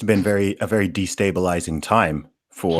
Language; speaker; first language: English; native; English